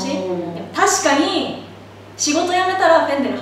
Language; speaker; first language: Japanese; native; Japanese